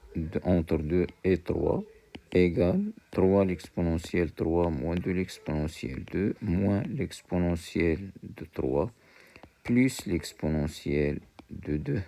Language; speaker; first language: French; non-native, local second language; Arabic